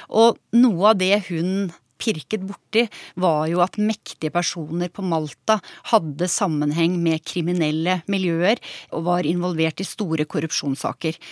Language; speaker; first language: Norwegian; native; Norwegian